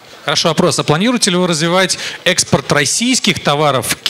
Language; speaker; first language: Russian; native; Russian